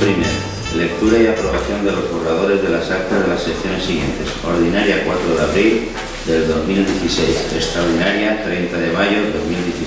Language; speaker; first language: Spanish; non-native, local second language; Catalan